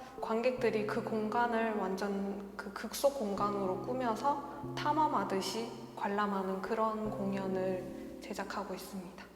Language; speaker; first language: Korean; native; Korean